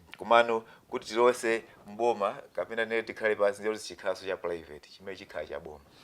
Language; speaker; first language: Nyanja; non-native, local second language; Tumbuka